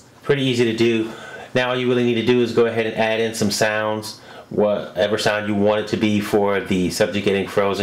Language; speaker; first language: English; native; English